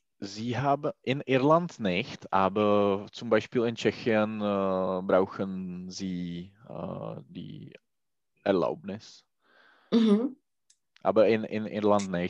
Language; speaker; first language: German; non-native, learner; Czech